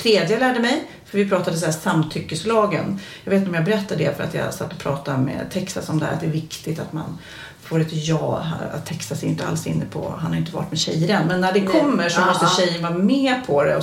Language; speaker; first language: Swedish; native; Swedish